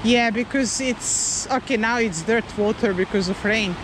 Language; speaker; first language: English; non-native, learner; Serbian